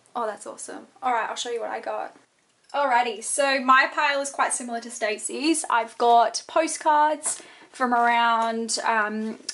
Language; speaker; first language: English; native; English